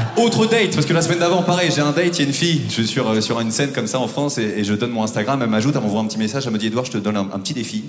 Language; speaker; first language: French; native; French